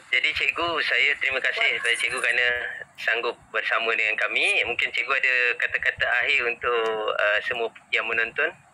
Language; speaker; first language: Malay; native; Malay